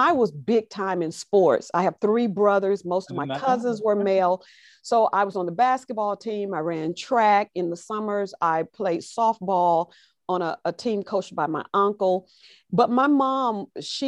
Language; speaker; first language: English; native; English